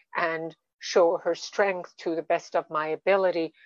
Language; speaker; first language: English; non-native, fluent; Persian